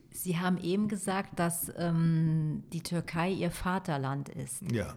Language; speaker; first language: German; native; German